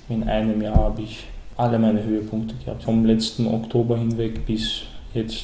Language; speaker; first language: German; early bilingual, other home language; Chechen